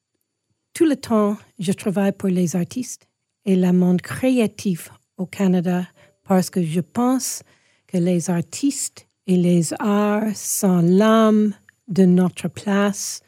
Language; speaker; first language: French; non-native, fluent; English